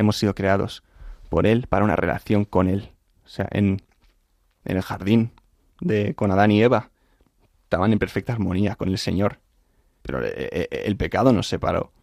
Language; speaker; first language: Spanish; native; Spanish